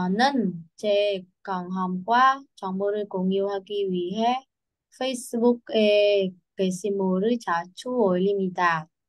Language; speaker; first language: Korean; non-native, learner; Vietnamese